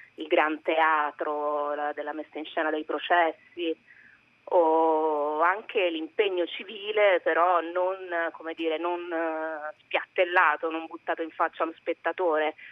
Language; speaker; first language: Italian; native; Italian